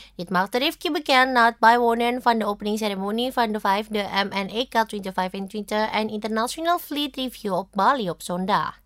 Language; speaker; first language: Dutch; non-native, fluent; Indonesian